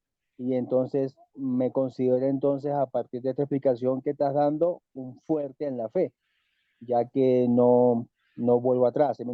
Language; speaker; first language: Spanish; native; Spanish